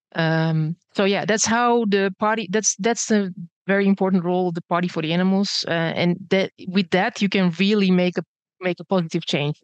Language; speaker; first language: English; early bilingual, other home language; Bosnian